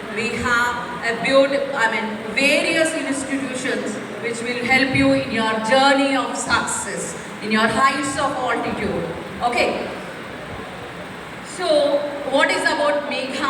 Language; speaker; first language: English; non-native, local second language; Telugu